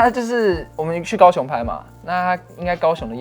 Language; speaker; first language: Chinese; native; Chinese